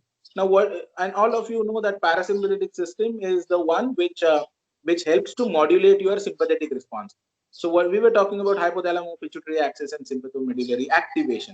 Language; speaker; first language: English; non-native, local second language; Marathi